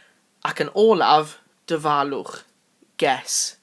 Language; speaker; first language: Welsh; non-native, local second language; English